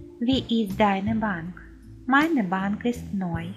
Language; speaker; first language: German; non-native, fluent; Ukrainian